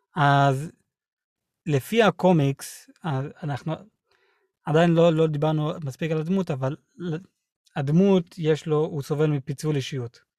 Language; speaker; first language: Hebrew; early bilingual, other home language; English